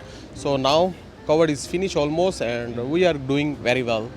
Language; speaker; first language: English; non-native, learner; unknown